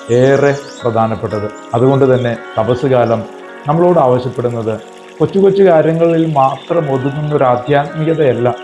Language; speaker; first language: Malayalam; native; Malayalam